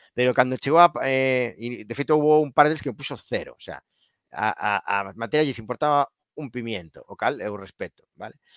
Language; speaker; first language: Galician; native; Galician